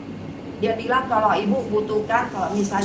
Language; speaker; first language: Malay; non-native, local second language; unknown